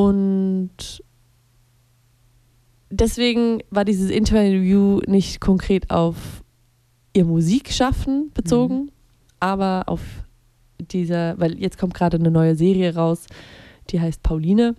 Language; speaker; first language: German; native; German